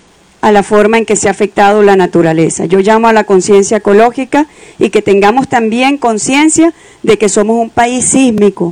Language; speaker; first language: Spanish; native; Spanish